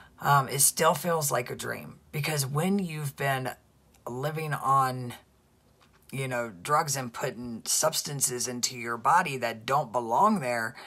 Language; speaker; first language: English; native; English